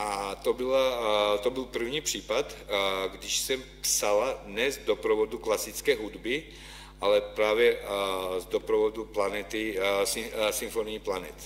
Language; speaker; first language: Czech; non-native, fluent; Ukrainian